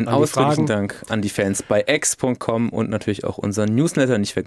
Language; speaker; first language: German; native; German